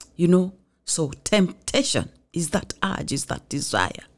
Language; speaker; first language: English; non-native, local second language; Swahili